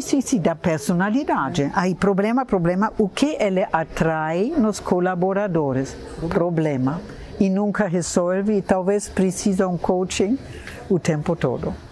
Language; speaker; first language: Portuguese; non-native, fluent; German